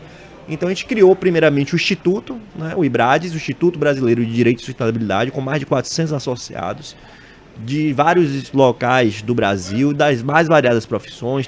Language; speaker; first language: Portuguese; native; Portuguese